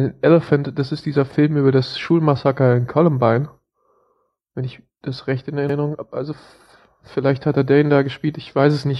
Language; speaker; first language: German; native; German